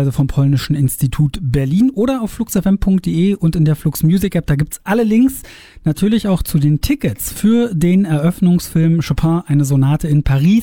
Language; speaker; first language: German; native; German